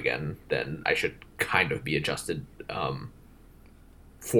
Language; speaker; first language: English; native; English